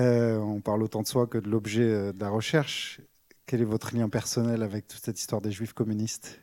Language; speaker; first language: French; native; French